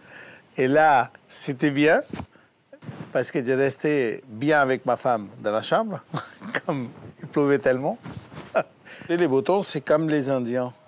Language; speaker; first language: French; non-native, fluent; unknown